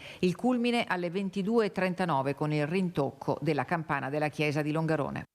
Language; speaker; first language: Italian; native; Italian